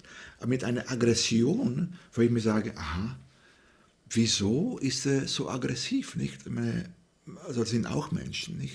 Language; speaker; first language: German; non-native, fluent; Slovak